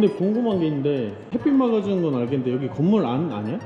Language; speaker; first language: Korean; native; Korean